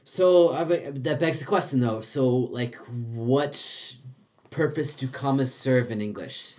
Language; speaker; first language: English; native; English